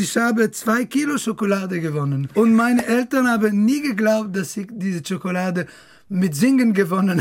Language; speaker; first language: German; non-native, learner; French